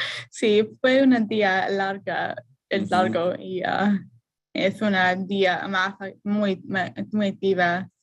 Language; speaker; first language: Spanish; non-native, learner; English